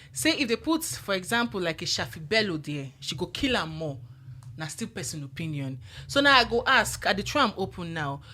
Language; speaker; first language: Nigerian Pidgin; native; Nigerian Pidgin